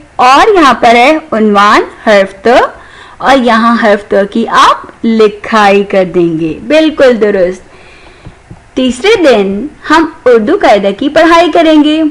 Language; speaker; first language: Urdu; non-native, local second language; Sindhi